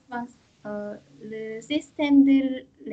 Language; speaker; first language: French; non-native, learner; Korean